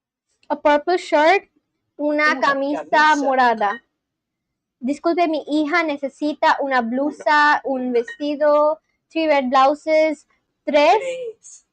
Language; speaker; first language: Spanish; non-native, learner; Bangla